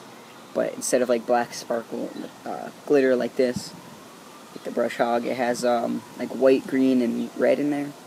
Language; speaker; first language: English; native; English